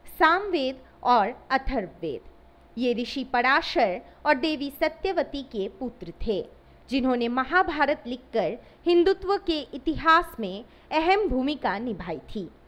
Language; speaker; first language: Hindi; non-native, local second language; Assamese